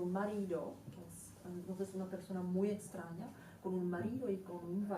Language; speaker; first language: Spanish; non-native, fluent; Czech